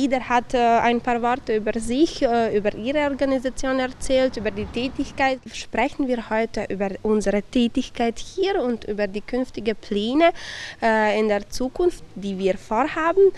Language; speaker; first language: German; non-native, fluent; Ukrainian